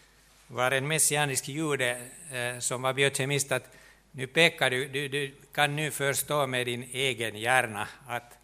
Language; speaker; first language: Swedish; non-native, local second language; Finnish